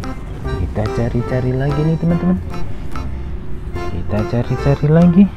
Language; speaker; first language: Indonesian; native; Indonesian